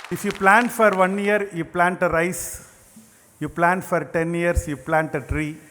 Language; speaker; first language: English; non-native, local second language; Tamil